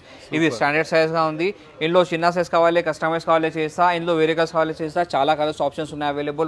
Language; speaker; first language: Telugu; non-native, local second language; Urdu